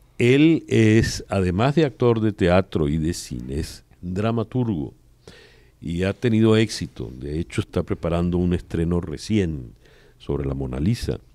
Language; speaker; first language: Spanish; native; Spanish